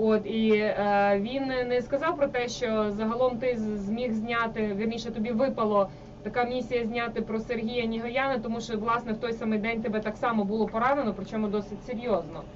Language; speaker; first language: Ukrainian; native; Ukrainian